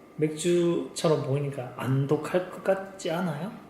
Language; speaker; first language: Korean; native; Korean